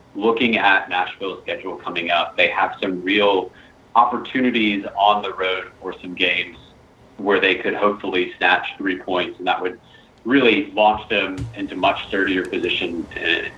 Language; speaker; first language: English; native; English